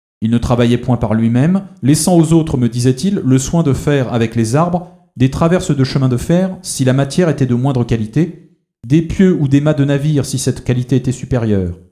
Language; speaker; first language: French; native; French